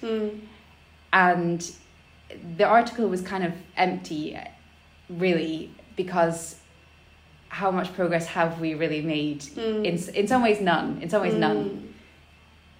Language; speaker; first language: English; native; English